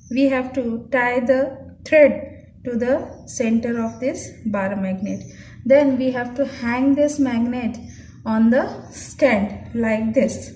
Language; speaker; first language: English; non-native, local second language; Marathi